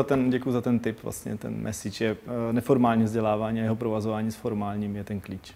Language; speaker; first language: Czech; native; Czech